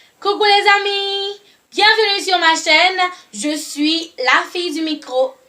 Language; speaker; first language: French; non-native, local second language; Haitian Creole